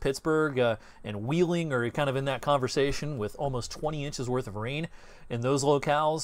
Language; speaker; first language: English; native; English